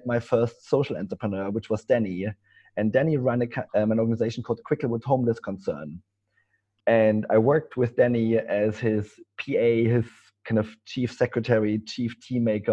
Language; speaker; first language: English; non-native, fluent; German